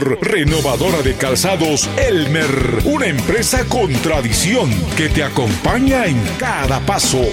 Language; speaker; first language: Spanish; native; Spanish